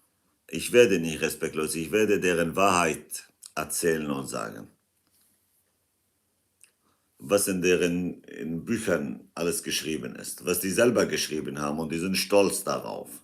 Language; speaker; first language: German; non-native, fluent; Kurdish